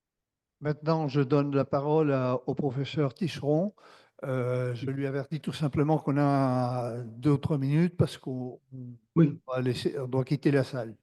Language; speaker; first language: French; non-native, fluent; Spanish